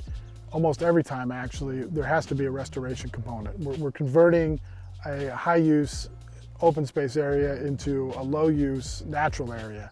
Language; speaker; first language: English; native; English